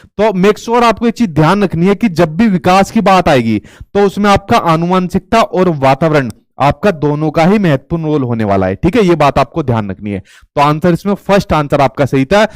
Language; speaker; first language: Hindi; native; Hindi